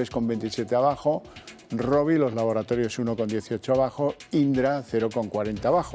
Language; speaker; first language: Spanish; native; Spanish